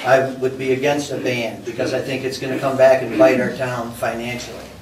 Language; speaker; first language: English; native; English